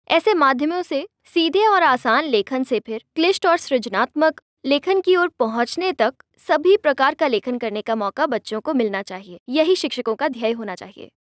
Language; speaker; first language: Hindi; non-native, local second language; Marathi